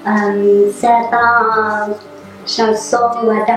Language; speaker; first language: French; non-native, learner; Vietnamese